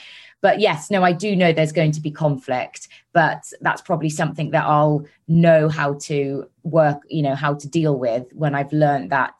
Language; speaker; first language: English; native; English